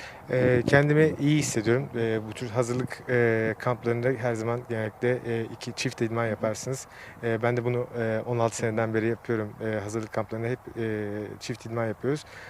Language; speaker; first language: Turkish; native; Turkish